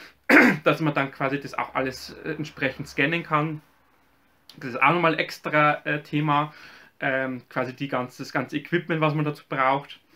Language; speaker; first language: German; native; German